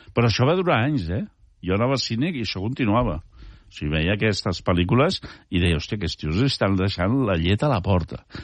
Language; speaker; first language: Catalan; early bilingual, heritage; Catalan